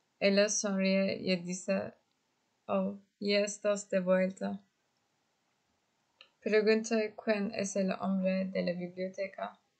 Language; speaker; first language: Spanish; non-native, learner; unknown